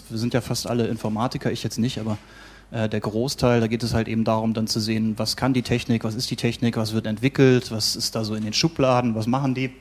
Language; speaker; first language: German; native; German